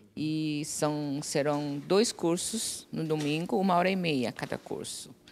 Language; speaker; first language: Portuguese; non-native, fluent; Korean